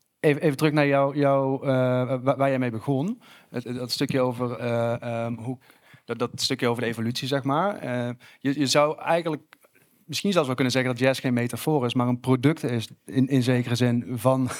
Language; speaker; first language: Dutch; native; Dutch